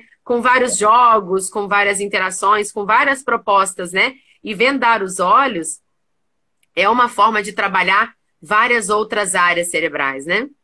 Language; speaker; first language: Portuguese; native; Portuguese